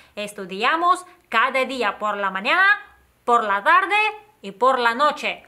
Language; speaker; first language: Spanish; non-native, fluent; Russian